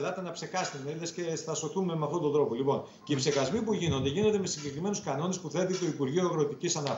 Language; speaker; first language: Greek; native; Greek